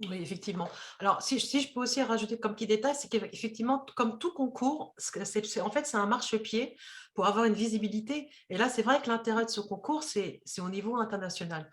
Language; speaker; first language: French; native; French